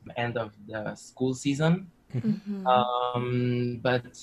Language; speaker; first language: English; non-native, learner; Slovenian